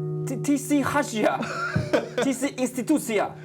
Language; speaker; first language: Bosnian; non-native, learner; Chinese